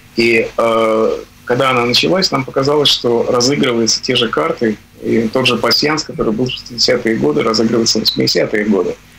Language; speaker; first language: Russian; native; Russian